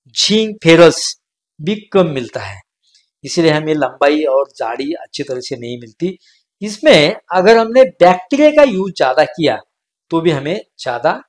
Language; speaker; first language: Hindi; non-native, local second language; Marathi